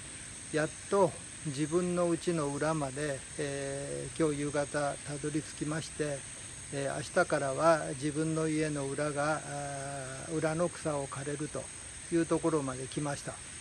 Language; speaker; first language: Japanese; native; Japanese